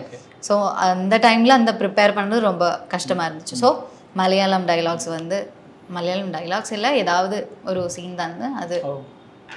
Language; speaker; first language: Tamil; non-native, learner; Malayalam